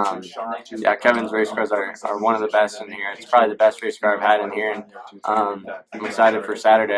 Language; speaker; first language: English; native; English